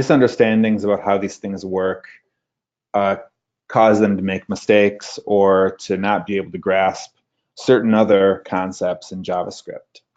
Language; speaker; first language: English; native; English